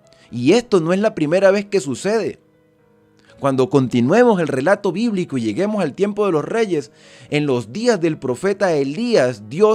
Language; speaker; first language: Spanish; native; Spanish